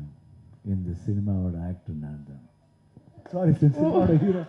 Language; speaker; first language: Tamil; non-native, local second language; Kannada